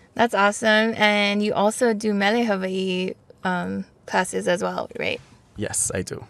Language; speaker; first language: English; native; English